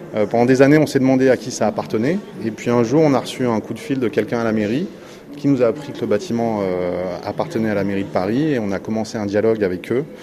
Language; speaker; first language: French; native; French